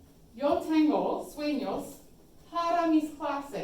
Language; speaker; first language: Spanish; non-native, fluent; English